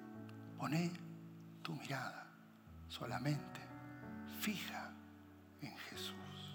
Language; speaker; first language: Spanish; native; Spanish